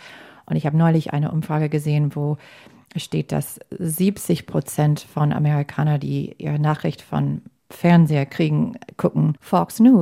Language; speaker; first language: German; non-native, fluent; English